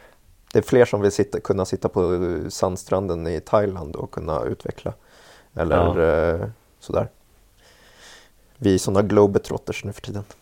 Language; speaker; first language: Swedish; native; Swedish